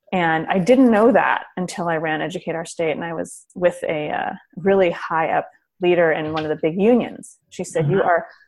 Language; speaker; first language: English; native; English